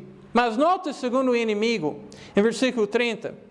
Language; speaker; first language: Portuguese; non-native, fluent; English